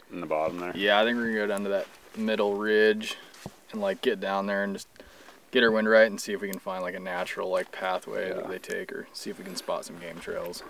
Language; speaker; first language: English; native; English